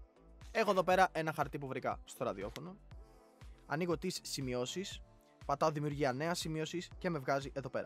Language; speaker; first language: Greek; native; Greek